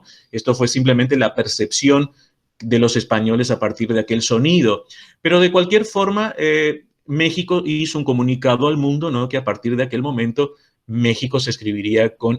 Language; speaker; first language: Spanish; non-native, fluent; Portuguese